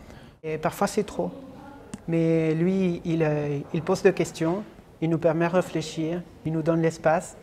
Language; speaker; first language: French; non-native, fluent; Spanish